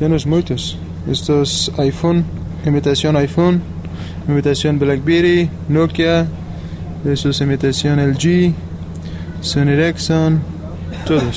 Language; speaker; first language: Portuguese; non-native, learner; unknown